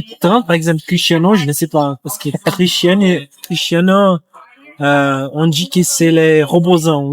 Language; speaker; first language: French; non-native, learner; Portuguese